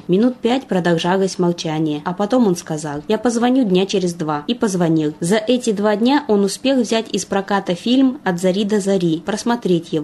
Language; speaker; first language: Russian; native; Russian